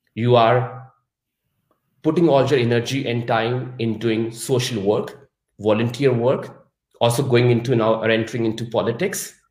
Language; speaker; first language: English; non-native, local second language; Urdu